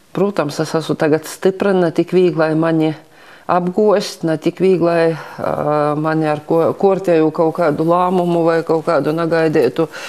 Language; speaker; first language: Latvian; native; Latvian